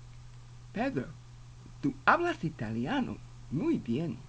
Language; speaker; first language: Spanish; non-native, fluent; English